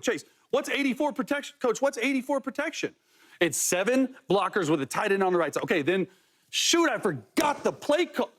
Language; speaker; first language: English; native; English